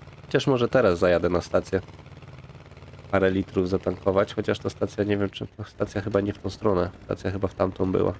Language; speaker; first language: Polish; native; Polish